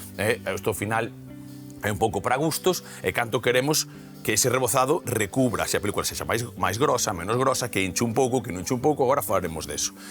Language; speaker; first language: Galician; native; Galician